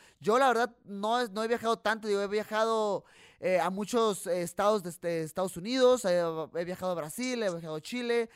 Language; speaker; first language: Spanish; native; Spanish